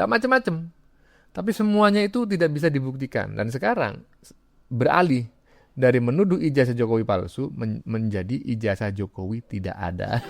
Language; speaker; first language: Indonesian; native; Indonesian